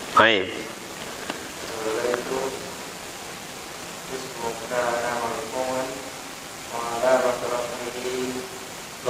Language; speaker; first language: Arabic; non-native, fluent; Indonesian